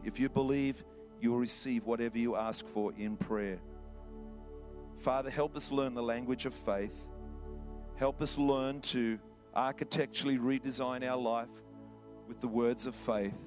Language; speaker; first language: English; native; English